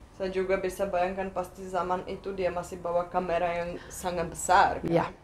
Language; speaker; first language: Indonesian; non-native, fluent; Czech